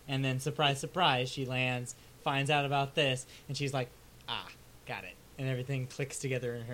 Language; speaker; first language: English; native; English